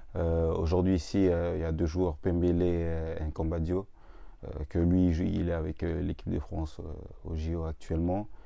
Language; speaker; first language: French; native; French